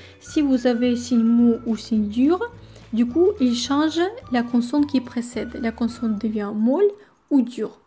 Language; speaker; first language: French; non-native, fluent; Russian